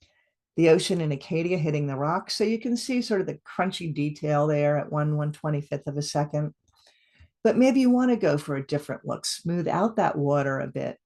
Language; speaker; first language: English; native; English